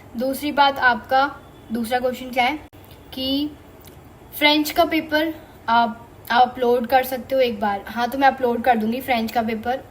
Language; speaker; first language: Hindi; native; Hindi